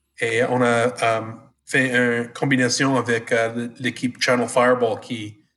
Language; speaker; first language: French; non-native, fluent; English